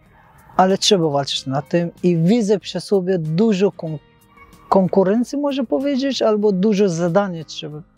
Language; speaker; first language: Polish; non-native, learner; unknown